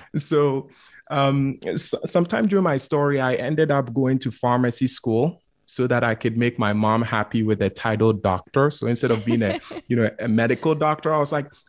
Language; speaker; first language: English; non-native, local second language; Akan